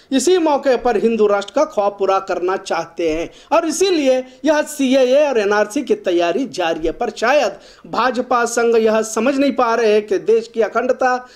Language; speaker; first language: Hindi; non-native, local second language; Urdu